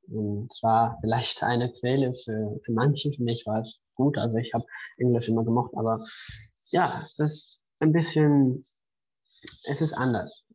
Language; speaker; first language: German; non-native, fluent; Spanish